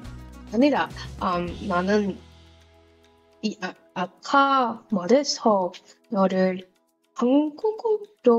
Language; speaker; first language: Korean; non-native, learner; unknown